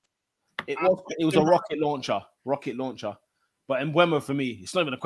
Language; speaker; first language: English; native; English